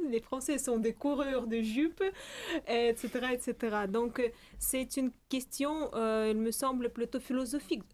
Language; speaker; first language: French; non-native, fluent; Russian